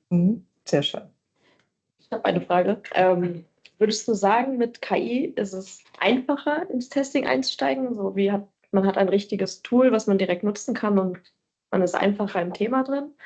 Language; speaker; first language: German; native; German